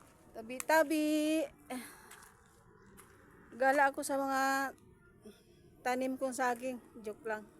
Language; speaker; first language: Filipino; non-native, local second language; Cebuano